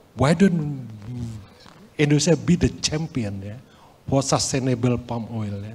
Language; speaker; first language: English; non-native, fluent; Indonesian